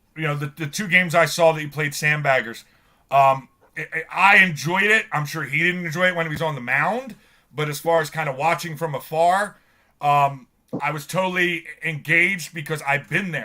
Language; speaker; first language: English; native; English